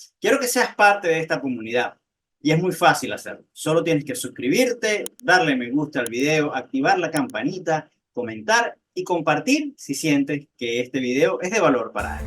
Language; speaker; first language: Spanish; native; Spanish